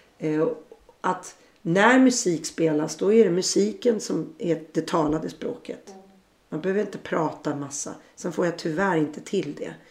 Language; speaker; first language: Swedish; native; Swedish